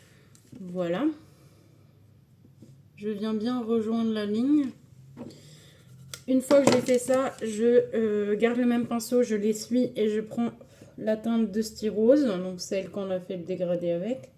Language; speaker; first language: French; native; French